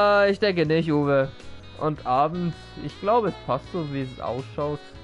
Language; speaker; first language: German; early bilingual, other home language; Turkish